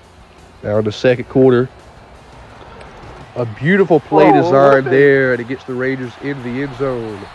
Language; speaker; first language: English; native; English